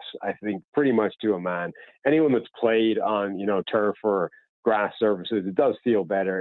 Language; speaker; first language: English; native; English